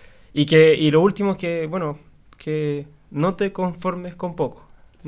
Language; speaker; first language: Spanish; native; Spanish